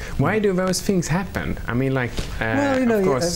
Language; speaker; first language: English; non-native, fluent; Swedish